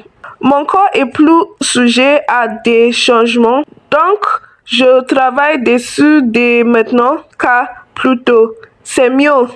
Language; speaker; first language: French; non-native, learner; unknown